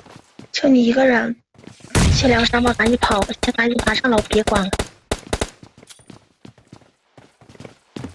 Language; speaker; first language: Chinese; native; Chinese